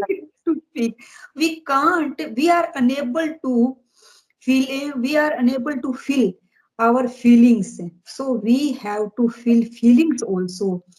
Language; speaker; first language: English; non-native, learner; Hindi